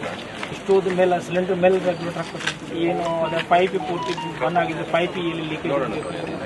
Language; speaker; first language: Kannada; native; Kannada